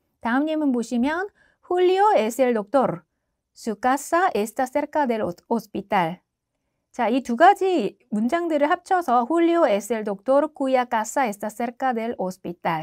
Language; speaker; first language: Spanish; non-native, fluent; Korean